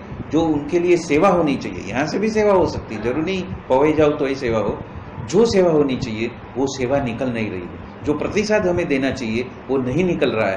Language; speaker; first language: Hindi; non-native, local second language; Gujarati